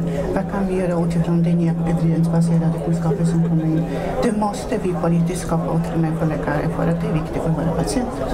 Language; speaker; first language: Swedish; non-native, fluent; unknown